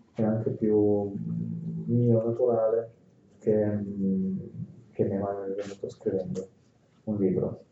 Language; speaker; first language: Italian; non-native, fluent; Russian